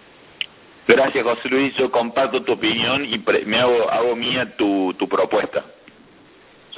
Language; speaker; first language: Spanish; native; Spanish